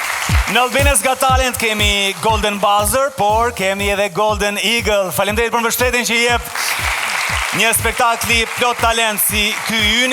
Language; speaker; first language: Albanian; native; Albanian